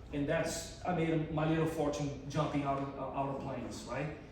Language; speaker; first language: English; non-native, fluent; Portuguese